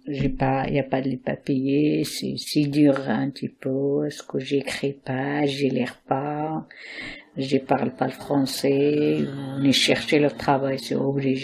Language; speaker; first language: French; non-native, learner; Arabic